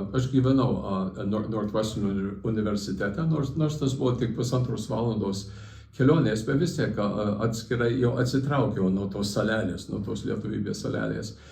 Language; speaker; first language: Lithuanian; early bilingual, heritage; Lithuanian